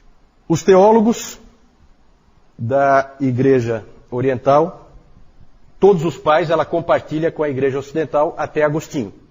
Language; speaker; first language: Portuguese; native; Portuguese